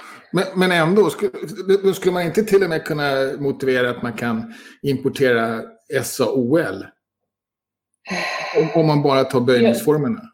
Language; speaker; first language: Swedish; native; Swedish